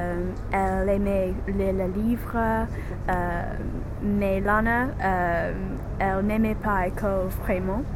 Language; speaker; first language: French; non-native, learner; English